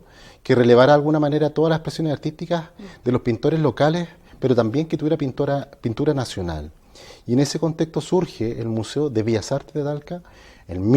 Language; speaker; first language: Spanish; native; Spanish